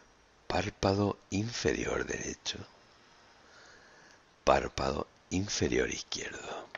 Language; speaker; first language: Spanish; native; Spanish